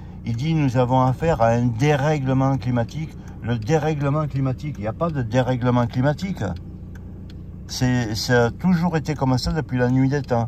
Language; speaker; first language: French; native; French